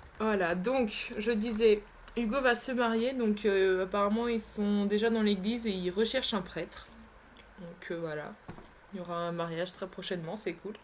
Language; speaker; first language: French; early bilingual, other home language; Polish